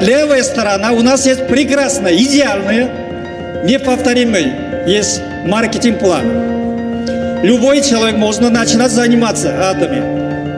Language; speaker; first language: Russian; non-native, learner; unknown